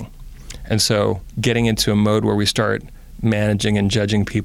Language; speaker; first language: English; native; English